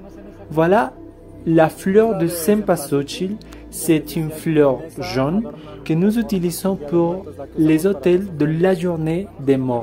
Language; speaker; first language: French; non-native, fluent; Spanish